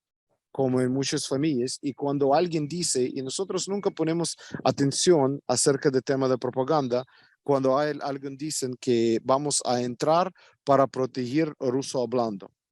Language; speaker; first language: Spanish; non-native, fluent; Ukrainian